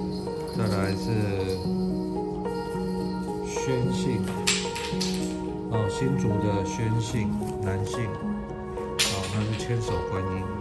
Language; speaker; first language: Chinese; native; Chinese